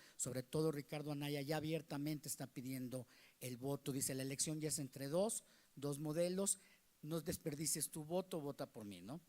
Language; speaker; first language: Spanish; native; Spanish